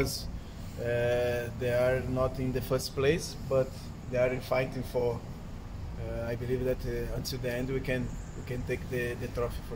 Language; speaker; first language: English; non-native, fluent; Portuguese